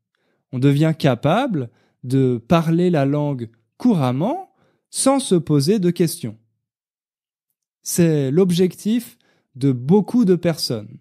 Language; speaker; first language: French; native; French